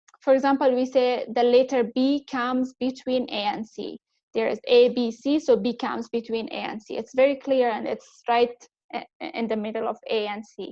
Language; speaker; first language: English; non-native, fluent; Persian